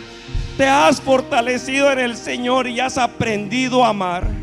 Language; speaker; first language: Spanish; native; Spanish